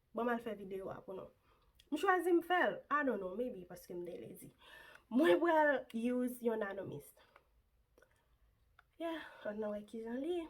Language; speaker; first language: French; non-native, local second language; Haitian Creole